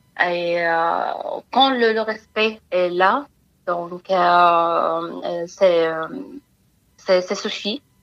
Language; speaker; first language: French; non-native, learner; Arabic